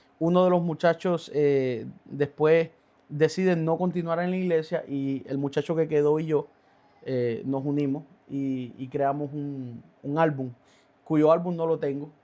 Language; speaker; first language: Spanish; native; Spanish